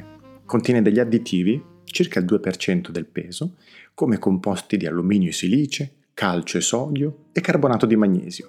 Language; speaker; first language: Italian; native; Italian